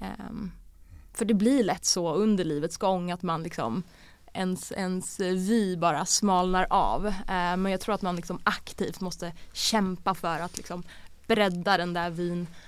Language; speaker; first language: Swedish; early bilingual, other home language; Bosnian